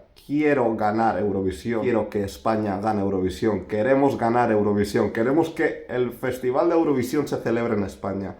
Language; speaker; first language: Spanish; native; Spanish